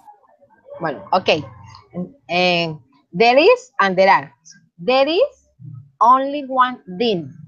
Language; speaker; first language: English; non-native, learner; Spanish